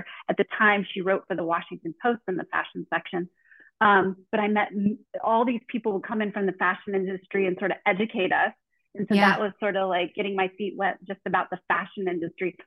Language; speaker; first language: English; native; English